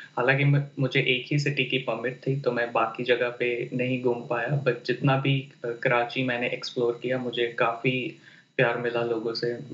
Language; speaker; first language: Hindi; non-native, local second language; Kachhi